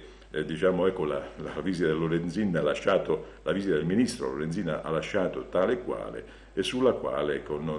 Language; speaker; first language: Italian; native; Italian